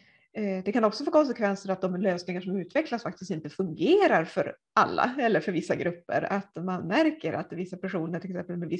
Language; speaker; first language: Swedish; native; Swedish